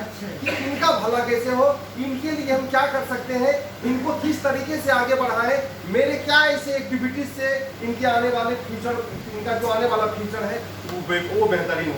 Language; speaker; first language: Hindi; native; Hindi